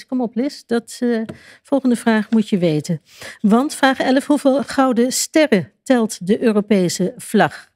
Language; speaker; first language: Dutch; native; Dutch